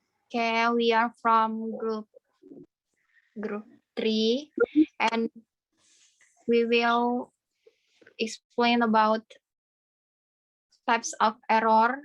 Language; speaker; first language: English; non-native, fluent; Indonesian